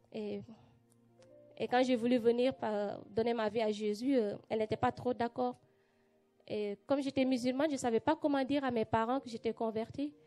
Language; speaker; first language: French; non-native, local second language; Wolof